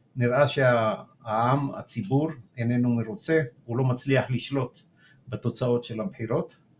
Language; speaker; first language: Hebrew; early bilingual, other home language; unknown